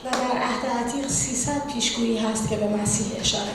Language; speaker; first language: Persian; native; Persian